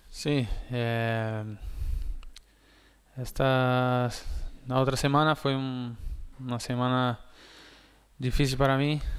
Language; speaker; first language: Spanish; non-native, fluent; Portuguese